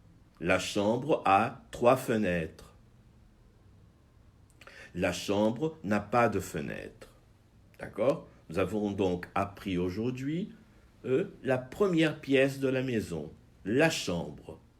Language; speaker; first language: French; non-native, fluent; Portuguese